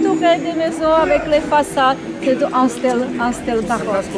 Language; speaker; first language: French; non-native, fluent; Czech